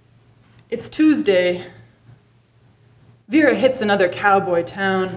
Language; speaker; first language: English; native; English